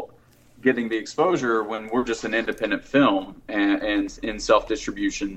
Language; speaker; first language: English; native; English